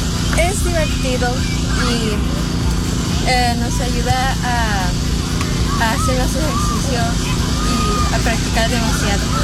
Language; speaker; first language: Spanish; early bilingual, other home language; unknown